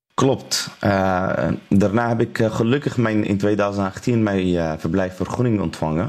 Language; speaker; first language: Dutch; non-native, learner; Arabic